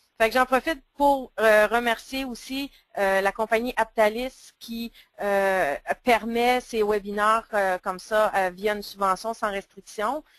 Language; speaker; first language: French; native; French